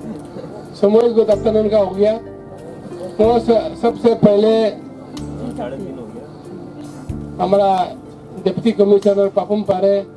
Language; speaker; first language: Hindi; non-native, local second language; Nyishi